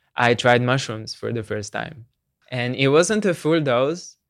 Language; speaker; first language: English; non-native, fluent; Slovenian